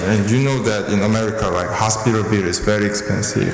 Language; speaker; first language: English; non-native, fluent; Korean